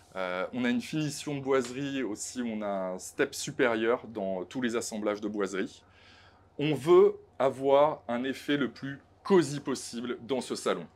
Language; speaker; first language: French; native; French